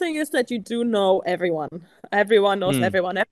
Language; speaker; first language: English; non-native, fluent; German